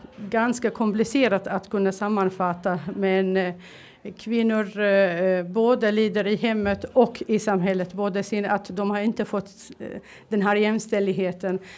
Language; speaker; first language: Swedish; non-native, fluent; Arabic